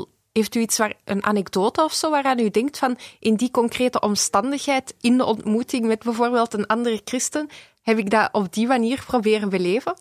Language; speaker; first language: Dutch; native; Dutch